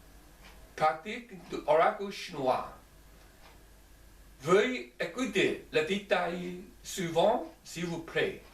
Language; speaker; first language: French; non-native, learner; Chinese